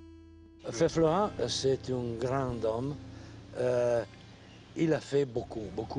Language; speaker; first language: French; non-native, learner; Italian